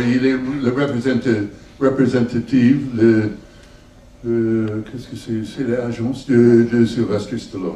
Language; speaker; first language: French; non-native, learner; English